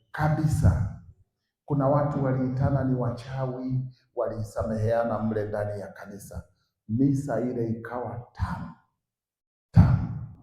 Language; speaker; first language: Swahili; native; Swahili